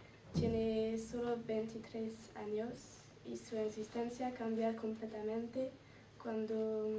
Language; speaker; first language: Spanish; non-native, learner; French